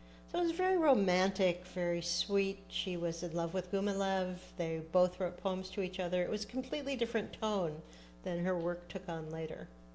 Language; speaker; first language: English; native; English